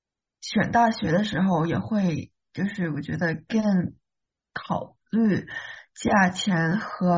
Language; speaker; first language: Chinese; early bilingual, heritage; Chinese